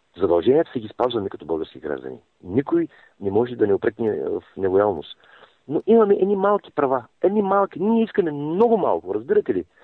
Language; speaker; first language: Bulgarian; non-native, local second language; Turkish